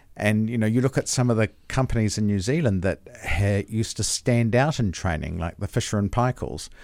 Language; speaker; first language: English; native; English